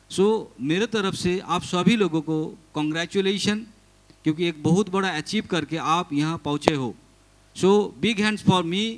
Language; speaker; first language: Hindi; non-native, local second language; Bangla